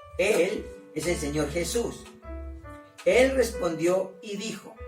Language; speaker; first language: Spanish; native; Spanish